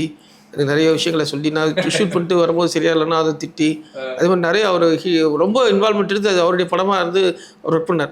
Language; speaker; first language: Tamil; native; Tamil